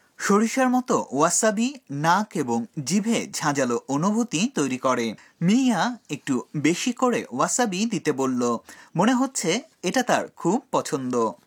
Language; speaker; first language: Bangla; native; Bangla